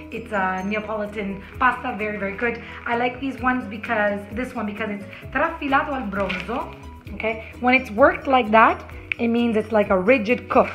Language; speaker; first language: English; native; English